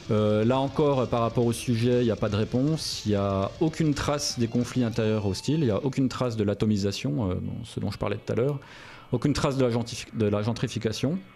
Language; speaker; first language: French; native; French